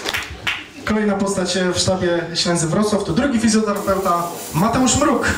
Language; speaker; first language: Polish; native; Polish